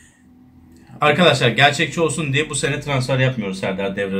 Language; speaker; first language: Turkish; native; Turkish